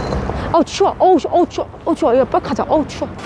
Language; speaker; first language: Korean; non-native, fluent; Arabic